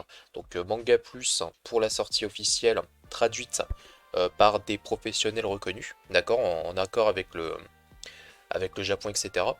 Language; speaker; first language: French; native; French